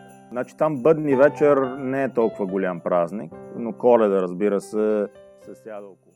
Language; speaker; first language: Bulgarian; early bilingual, heritage; Bulgarian